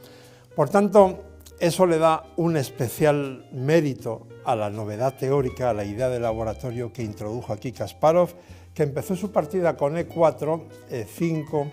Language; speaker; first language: Spanish; native; Spanish